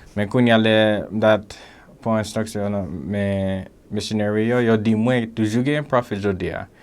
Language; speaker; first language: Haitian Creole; non-native, learner; English